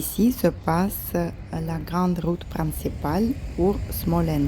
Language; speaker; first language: French; non-native, fluent; Russian